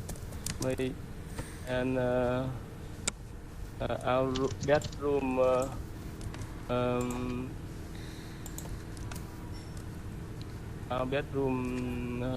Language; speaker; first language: English; non-native, learner; Vietnamese